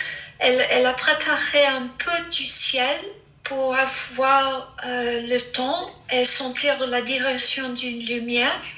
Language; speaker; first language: French; non-native, fluent; English